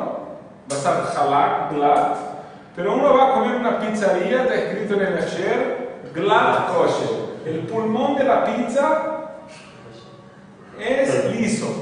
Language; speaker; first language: Spanish; non-native, fluent; Portuguese